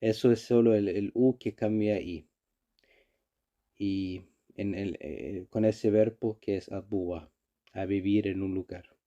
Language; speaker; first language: Spanish; non-native, learner; Icelandic